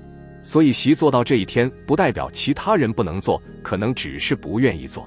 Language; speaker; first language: Chinese; native; Chinese